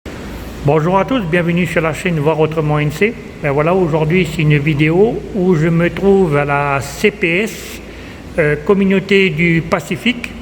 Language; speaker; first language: French; native; French